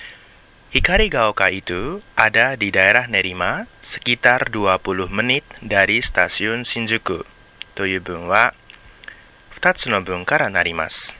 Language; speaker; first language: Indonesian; non-native, fluent; Japanese